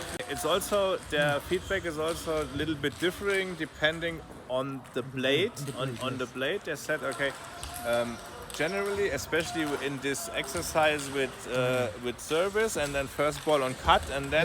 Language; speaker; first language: English; non-native, fluent; German